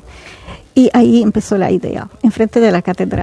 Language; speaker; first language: Spanish; non-native, fluent; Arabic